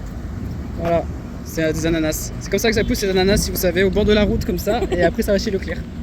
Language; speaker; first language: French; native; French